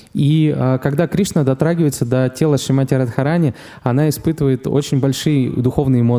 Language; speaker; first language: Russian; native; Russian